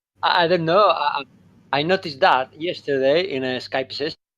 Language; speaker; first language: English; non-native, fluent; Spanish